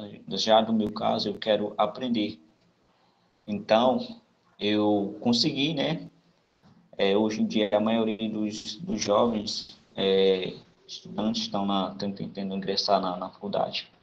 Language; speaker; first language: Portuguese; non-native, local second language; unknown